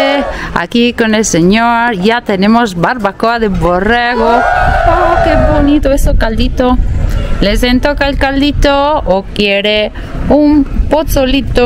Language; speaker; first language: Spanish; non-native, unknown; Italian